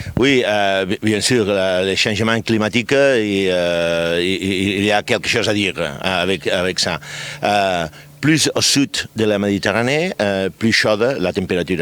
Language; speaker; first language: French; non-native, fluent; Catalan